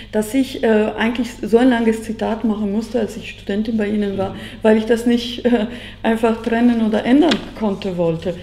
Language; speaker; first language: German; non-native, fluent; Italian